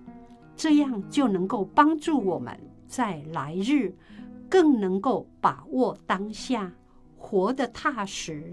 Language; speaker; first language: Chinese; native; Chinese